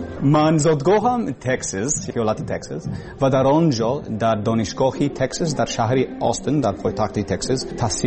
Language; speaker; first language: Persian; non-native, learner; English